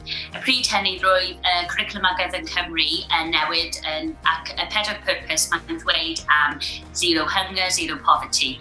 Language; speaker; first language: Welsh; non-native, local second language; English